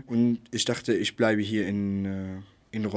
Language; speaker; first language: German; non-native, learner; Arabic